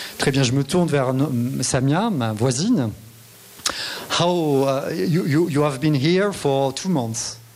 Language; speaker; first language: French; native; French